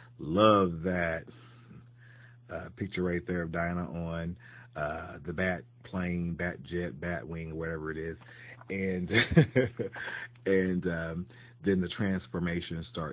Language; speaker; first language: English; native; English